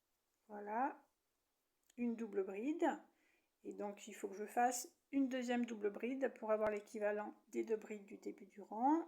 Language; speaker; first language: French; native; French